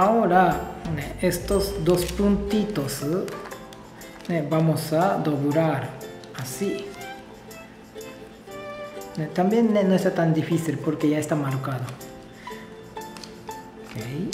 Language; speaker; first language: Spanish; non-native, learner; Japanese